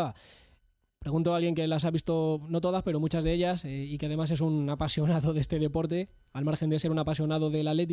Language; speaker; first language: Spanish; native; Spanish